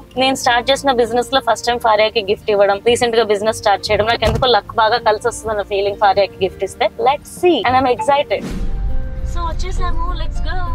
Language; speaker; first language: Telugu; native; Telugu